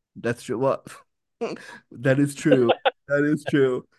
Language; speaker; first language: English; native; English